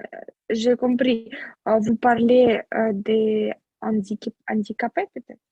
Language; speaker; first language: French; non-native, fluent; Russian